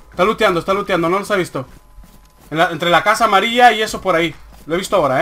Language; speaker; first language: Spanish; native; Spanish